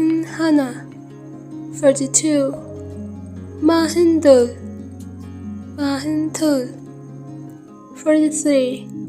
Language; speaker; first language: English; non-native, local second language; Hindi